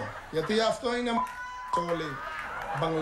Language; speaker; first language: Greek; non-native, learner; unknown